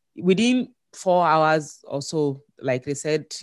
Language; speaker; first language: English; non-native, local second language; Yoruba